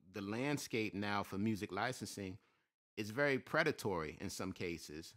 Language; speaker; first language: English; native; English